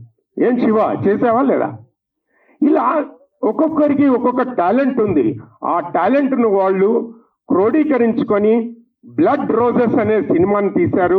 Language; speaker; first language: Telugu; native; Telugu